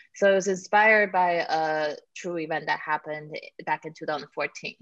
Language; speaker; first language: English; native; English